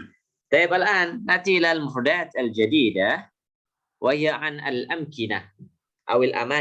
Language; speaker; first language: Arabic; non-native, fluent; Indonesian